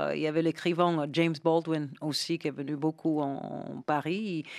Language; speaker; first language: French; non-native, fluent; English